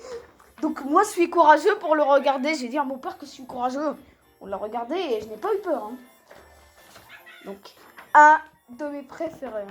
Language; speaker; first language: French; native; French